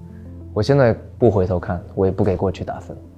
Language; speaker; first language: Chinese; native; Chinese